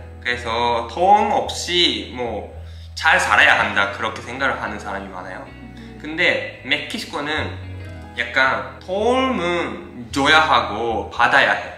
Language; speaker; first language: Korean; non-native, fluent; Japanese